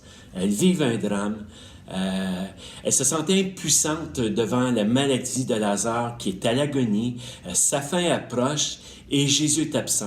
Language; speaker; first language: French; native; French